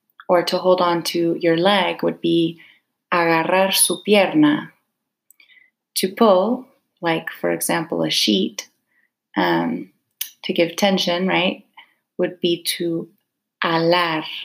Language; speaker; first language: English; native; English